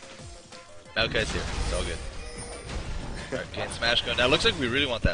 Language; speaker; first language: English; native; English